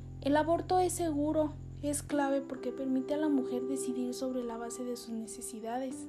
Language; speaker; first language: Spanish; native; Spanish